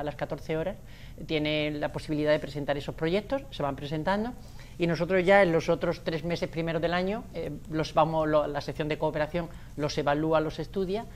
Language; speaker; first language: Spanish; native; Spanish